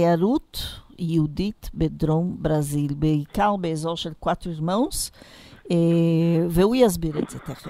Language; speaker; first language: Hebrew; non-native, fluent; Portuguese